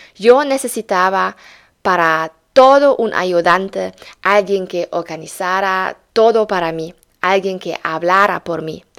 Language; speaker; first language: Spanish; non-native, fluent; German